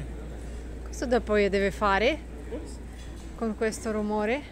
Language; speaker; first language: Italian; non-native, learner; Russian